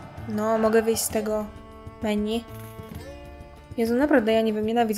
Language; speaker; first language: Polish; native; Polish